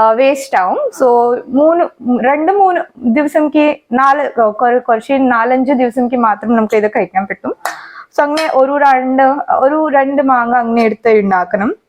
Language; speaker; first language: Malayalam; non-native, learner; Hindi